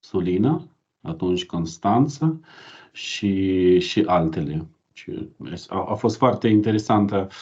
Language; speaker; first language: Romanian; non-native, learner; Ukrainian